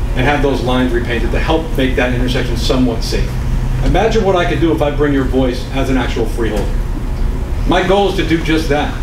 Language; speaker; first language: English; native; English